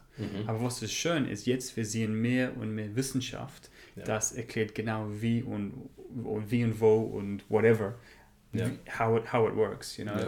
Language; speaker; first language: German; non-native, learner; English